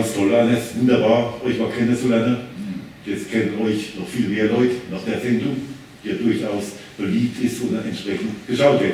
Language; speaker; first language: German; native; German